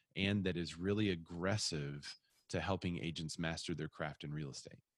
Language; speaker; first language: English; native; English